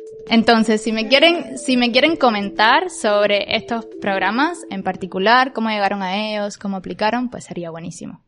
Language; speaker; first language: Spanish; native; Spanish